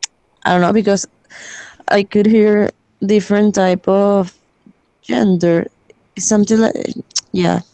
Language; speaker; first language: English; non-native, learner; Spanish